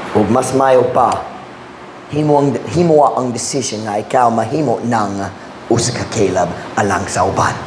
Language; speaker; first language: Cebuano; non-native, fluent; English